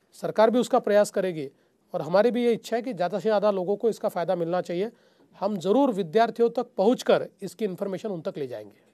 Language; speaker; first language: Hindi; non-native, local second language; Marathi